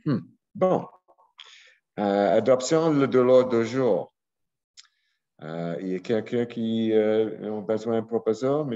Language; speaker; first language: French; non-native, local second language; English